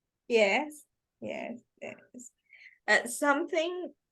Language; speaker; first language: English; non-native, learner; Spanish